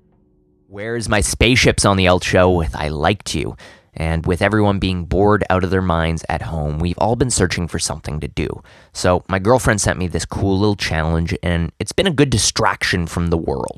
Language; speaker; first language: English; native; English